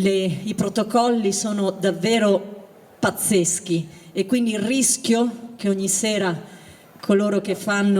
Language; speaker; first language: Italian; native; Italian